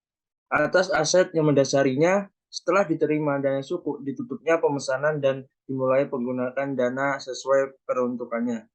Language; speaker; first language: Indonesian; native; Indonesian